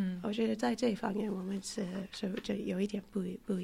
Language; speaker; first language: Chinese; non-native, fluent; English